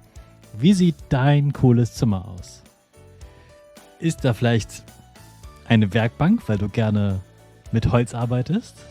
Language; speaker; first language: German; native; German